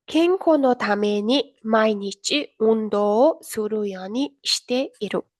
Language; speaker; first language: Japanese; non-native, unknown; Mongolian